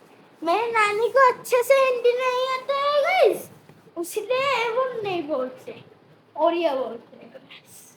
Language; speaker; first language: Hindi; non-native, local second language; Odia